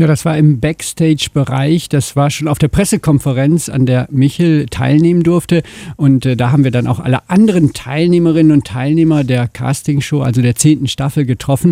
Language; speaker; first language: German; native; German